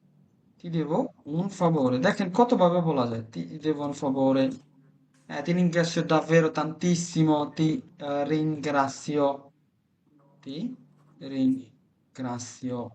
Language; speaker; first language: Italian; non-native, fluent; Bangla